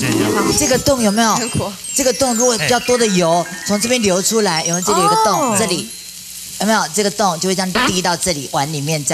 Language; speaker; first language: Chinese; native; Chinese